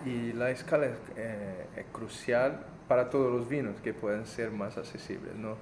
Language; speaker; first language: Spanish; non-native, fluent; Portuguese